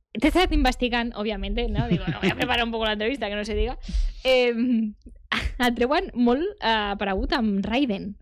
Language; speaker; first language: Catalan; native; Catalan